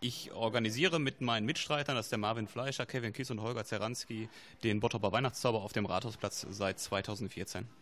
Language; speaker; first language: German; native; German